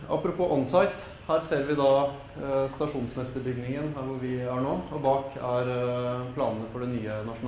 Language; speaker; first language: Norwegian; native; Norwegian